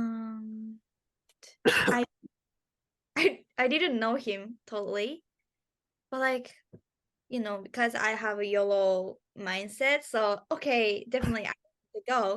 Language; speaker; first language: English; non-native, learner; Japanese